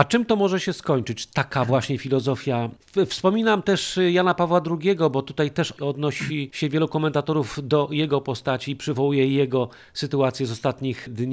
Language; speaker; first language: Polish; native; Polish